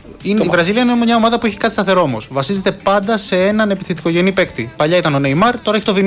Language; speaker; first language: Greek; native; Greek